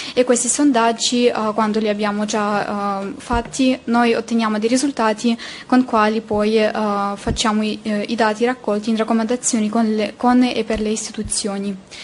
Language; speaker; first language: Italian; non-native, fluent; Ukrainian